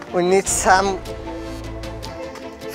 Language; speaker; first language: English; non-native, local second language; Bangla